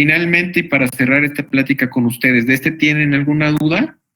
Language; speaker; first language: Spanish; native; Spanish